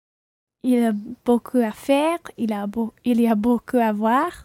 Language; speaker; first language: French; non-native, learner; English